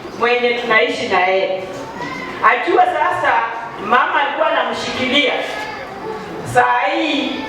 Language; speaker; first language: Swahili; non-native, local second language; Luyia